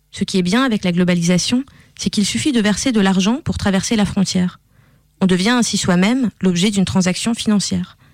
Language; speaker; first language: French; non-native, fluent; Russian